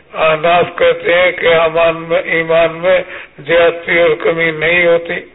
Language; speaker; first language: Urdu; native; Urdu